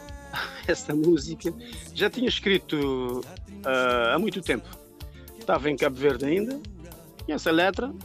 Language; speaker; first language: Portuguese; non-native, local second language; Kabuverdianu